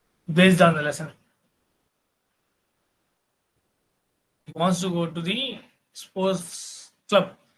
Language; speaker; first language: English; non-native, local second language; Tamil